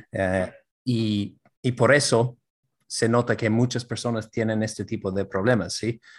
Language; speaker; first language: Spanish; non-native, fluent; English